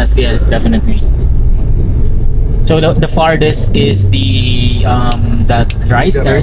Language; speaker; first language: English; non-native, local second language; Filipino